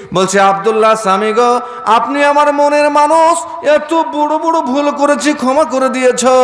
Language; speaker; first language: Bangla; non-native, fluent; Urdu